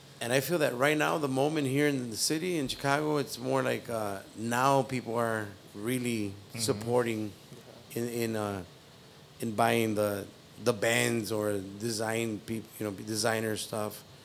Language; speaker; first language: English; early bilingual, other home language; Spanish